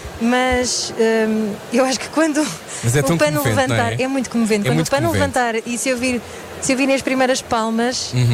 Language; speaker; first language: Portuguese; native; Portuguese